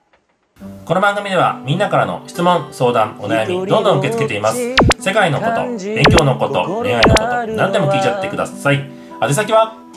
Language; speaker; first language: Japanese; native; Japanese